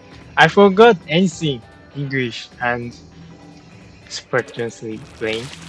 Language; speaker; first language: English; non-native, learner; Japanese